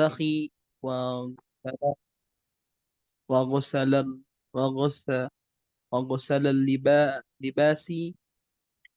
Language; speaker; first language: Arabic; non-native, learner; Indonesian